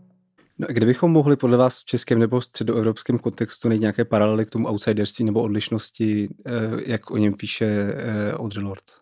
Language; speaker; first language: Czech; native; Czech